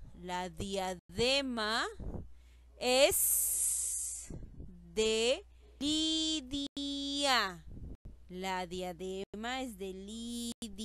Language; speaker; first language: Spanish; native; Spanish